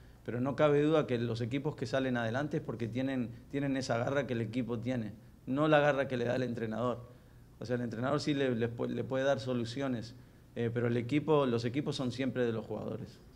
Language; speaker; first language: Spanish; early bilingual, heritage; Spanish